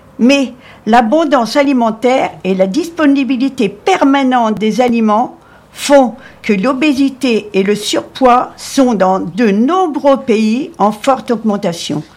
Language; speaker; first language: French; native; French